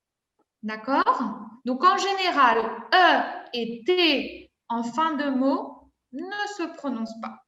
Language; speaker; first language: French; non-native, fluent; Spanish